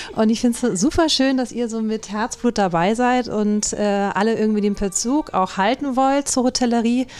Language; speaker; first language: German; native; German